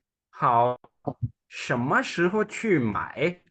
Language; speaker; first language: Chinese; non-native, fluent; Urdu